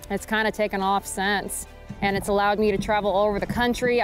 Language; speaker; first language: English; native; English